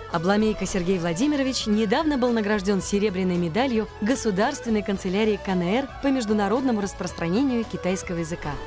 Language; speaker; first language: Russian; native; Russian